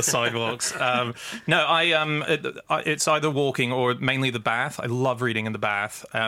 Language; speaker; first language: English; native; English